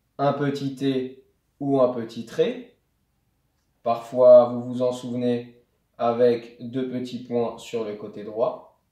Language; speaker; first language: French; native; French